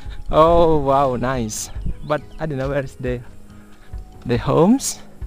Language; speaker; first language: English; non-native, learner; Indonesian